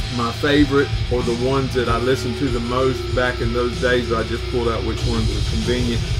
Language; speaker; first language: English; native; English